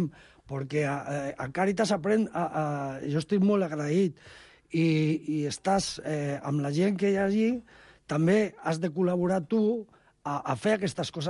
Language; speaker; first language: Catalan; non-native, local second language; Spanish